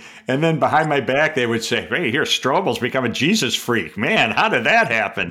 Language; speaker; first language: English; native; English